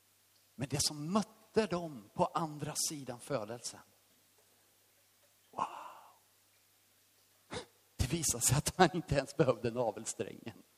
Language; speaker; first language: Swedish; native; Swedish